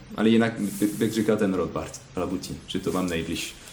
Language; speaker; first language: Czech; non-native, learner; French